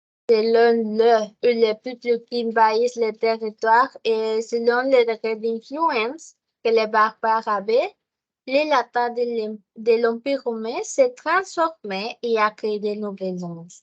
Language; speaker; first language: French; non-native, learner; Spanish